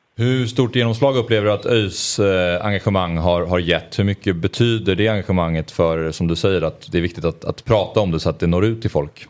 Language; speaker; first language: Swedish; native; Swedish